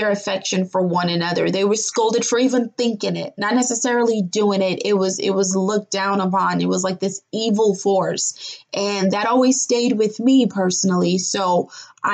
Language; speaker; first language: English; non-native, local second language; Yoruba